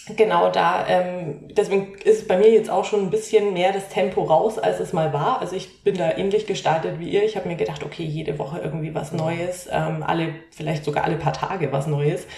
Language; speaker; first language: German; native; German